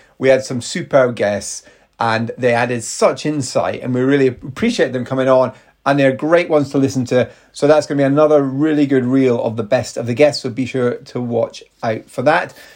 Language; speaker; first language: English; native; English